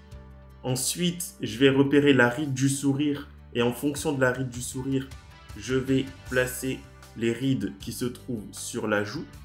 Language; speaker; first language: French; native; French